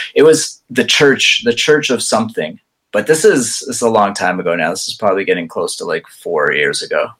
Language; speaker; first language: English; native; English